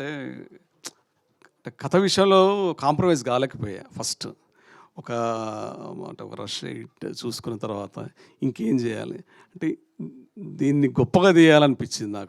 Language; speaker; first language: Telugu; native; Telugu